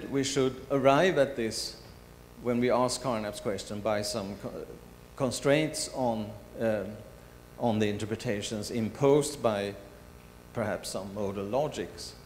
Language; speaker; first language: English; non-native, fluent; Swedish